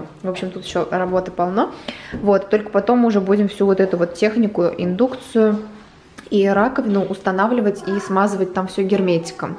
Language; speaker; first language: Russian; native; Russian